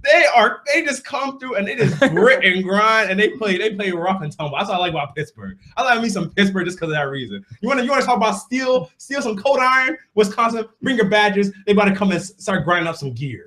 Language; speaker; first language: English; native; English